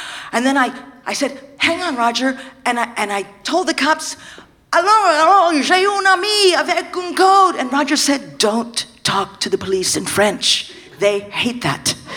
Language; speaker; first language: English; native; English